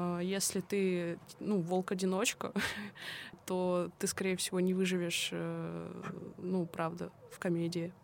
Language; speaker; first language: Russian; native; Russian